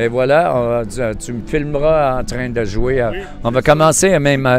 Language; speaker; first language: French; native; French